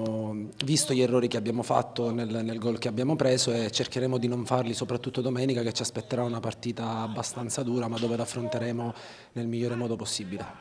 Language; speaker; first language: Italian; native; Italian